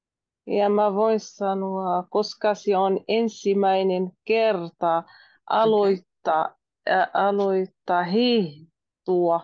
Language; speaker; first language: Finnish; non-native, learner; Spanish